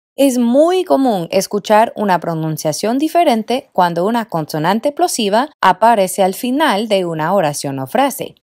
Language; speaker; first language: Spanish; non-native, fluent; English